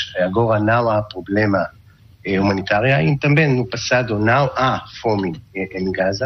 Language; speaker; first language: Portuguese; non-native, learner; Hebrew